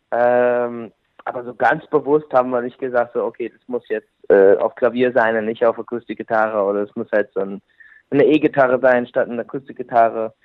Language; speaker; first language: German; non-native, fluent; English